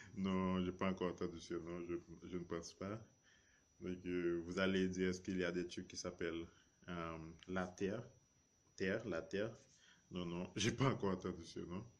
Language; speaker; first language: French; non-native, local second language; Haitian Creole